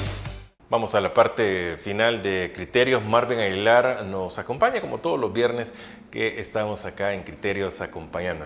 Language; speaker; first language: Spanish; native; Spanish